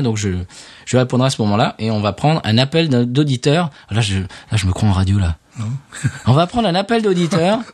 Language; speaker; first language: French; native; French